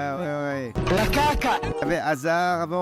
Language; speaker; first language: French; native; French